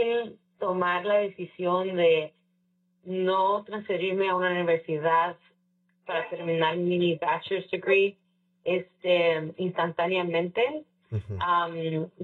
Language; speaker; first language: Spanish; native; Spanish